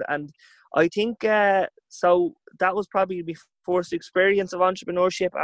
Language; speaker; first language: English; native; English